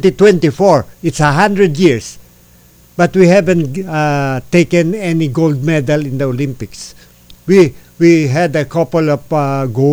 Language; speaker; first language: English; non-native, local second language; Filipino